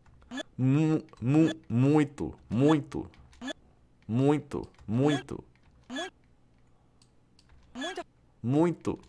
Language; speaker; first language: Portuguese; non-native, fluent; English